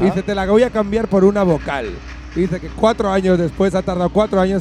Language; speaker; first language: Spanish; native; Spanish